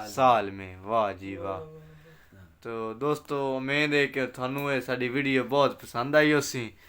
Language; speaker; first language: Urdu; non-native, local second language; Punjabi